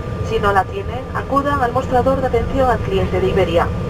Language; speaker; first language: Spanish; native; Spanish